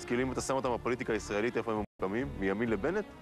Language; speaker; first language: Hebrew; native; Hebrew